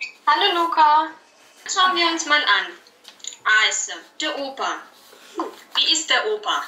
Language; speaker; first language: German; native; German